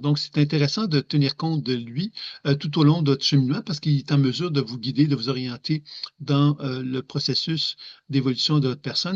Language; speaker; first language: French; native; French